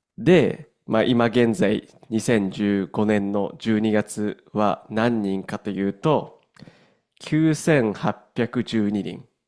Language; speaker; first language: Japanese; native; Japanese